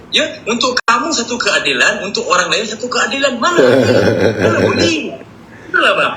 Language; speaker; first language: Malay; non-native, local second language; Tamil